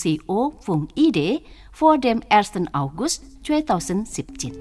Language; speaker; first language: German; non-native, learner; Indonesian